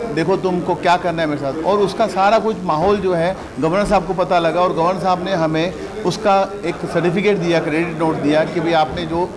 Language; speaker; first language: Hindi; non-native, local second language; Punjabi